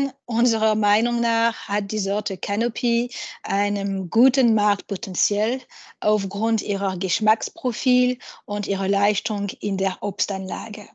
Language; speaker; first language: German; non-native, fluent; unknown